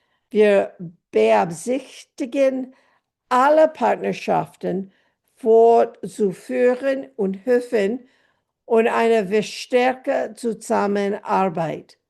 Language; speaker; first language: German; non-native, fluent; English